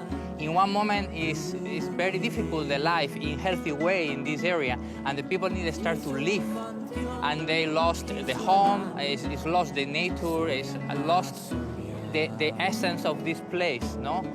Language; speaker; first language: English; non-native, learner; Spanish